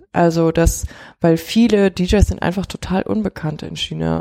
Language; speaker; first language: German; early bilingual, heritage; Chinese